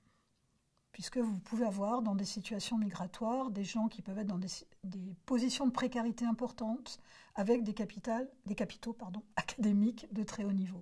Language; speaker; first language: French; native; French